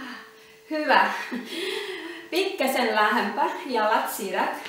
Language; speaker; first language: Finnish; non-native, learner; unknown